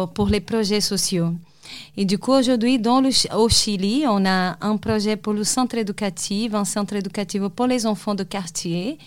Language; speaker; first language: French; non-native, fluent; Portuguese